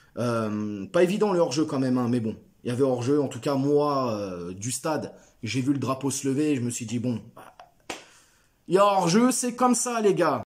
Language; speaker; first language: French; native; French